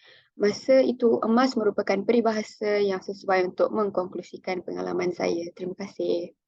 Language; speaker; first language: Malay; native; Malay